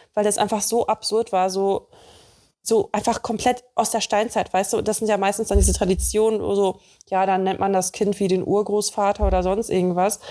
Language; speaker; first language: German; early bilingual, other home language; Russian